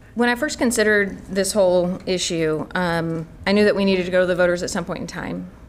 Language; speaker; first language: English; native; English